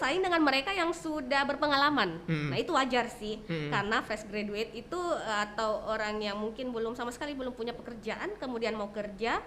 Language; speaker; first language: Indonesian; native; Indonesian